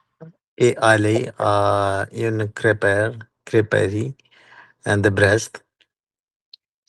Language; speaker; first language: French; non-native, learner; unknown